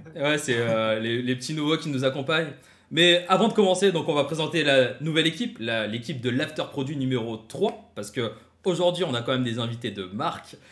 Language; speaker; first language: French; native; French